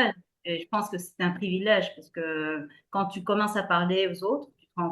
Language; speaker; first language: French; non-native, fluent; Spanish